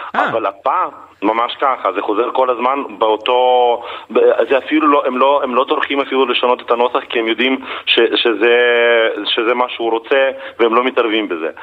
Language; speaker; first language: Hebrew; non-native, fluent; Russian